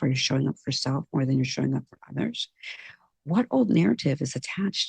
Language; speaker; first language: English; native; English